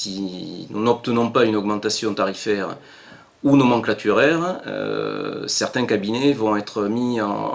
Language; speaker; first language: French; native; French